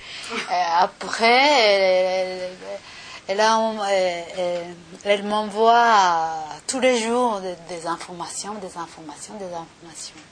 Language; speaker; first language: French; non-native, learner; Japanese